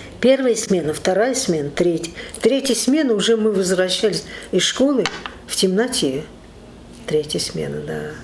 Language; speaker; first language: Russian; native; Russian